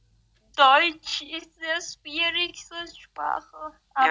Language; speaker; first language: German; non-native, learner; Vietnamese